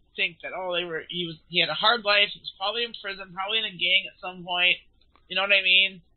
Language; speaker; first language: English; native; English